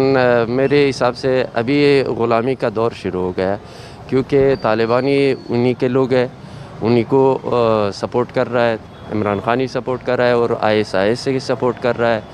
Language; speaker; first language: Hindi; non-native, fluent; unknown